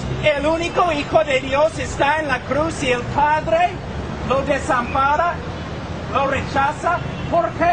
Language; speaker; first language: Spanish; non-native, fluent; English